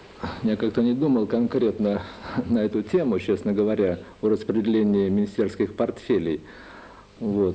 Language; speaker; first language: Russian; non-native, local second language; Chuvash